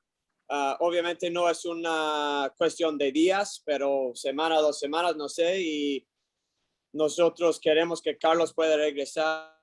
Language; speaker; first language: Spanish; non-native, learner; English